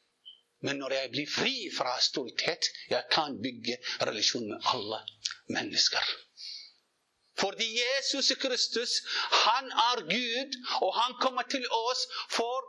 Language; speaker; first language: Norwegian; non-native, learner; Arabic